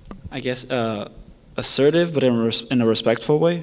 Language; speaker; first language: English; early bilingual, other home language; Spanish